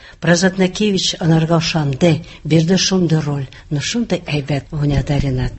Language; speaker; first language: Tatar; early bilingual, heritage; Tatar